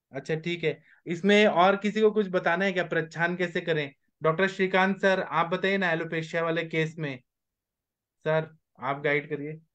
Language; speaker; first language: Hindi; native; Hindi